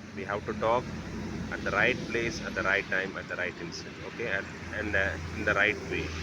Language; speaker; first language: English; non-native, local second language; Tamil